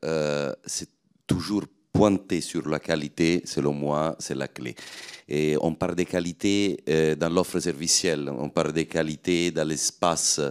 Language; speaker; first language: French; non-native, fluent; Italian